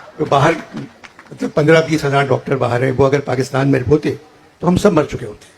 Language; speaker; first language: Urdu; native; Urdu